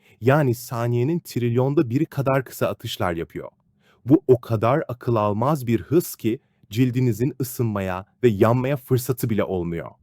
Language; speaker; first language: Turkish; native; Turkish